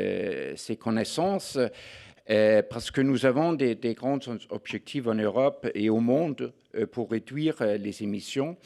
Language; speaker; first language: French; non-native, fluent; Danish